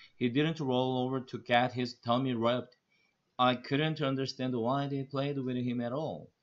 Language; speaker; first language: English; non-native, fluent; Korean